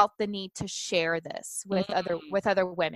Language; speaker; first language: English; non-native, fluent; Portuguese